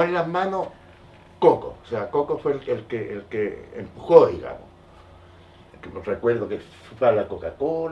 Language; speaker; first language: Spanish; native; Spanish